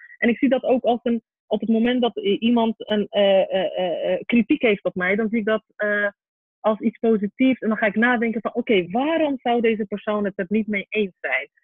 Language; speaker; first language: Dutch; early bilingual, other home language; Persian